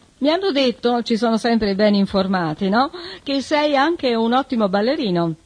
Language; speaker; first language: Italian; native; Italian